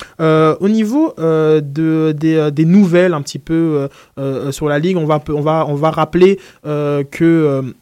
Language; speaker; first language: French; native; French